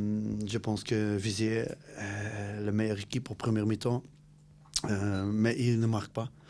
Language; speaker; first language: French; non-native, local second language; Dutch